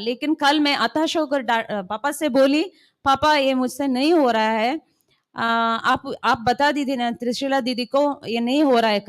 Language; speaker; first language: Hindi; non-native, local second language; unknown